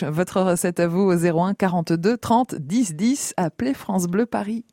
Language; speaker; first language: French; native; French